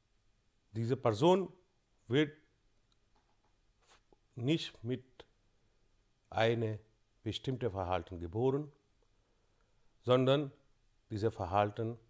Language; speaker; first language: German; non-native, fluent; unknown